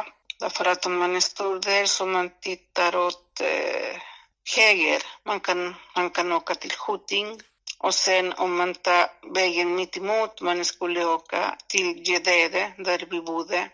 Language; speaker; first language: Swedish; non-native, fluent; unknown